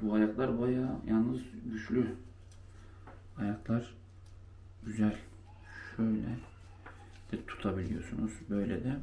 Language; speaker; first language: Turkish; native; Turkish